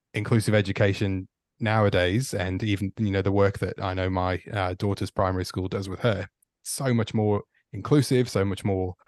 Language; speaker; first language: English; native; English